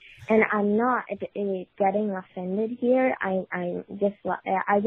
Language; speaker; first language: English; non-native, fluent; Swedish